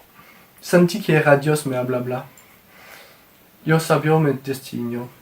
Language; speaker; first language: Spanish; non-native, learner; French